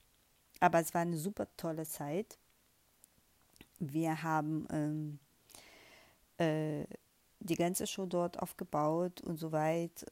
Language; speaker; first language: German; non-native, fluent; Portuguese